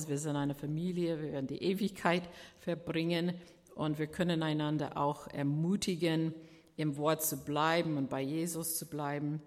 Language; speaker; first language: German; non-native, fluent; English